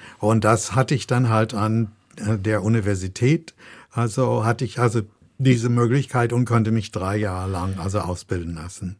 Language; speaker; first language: German; non-native, fluent; English